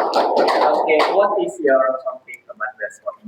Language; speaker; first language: English; non-native, fluent; Indonesian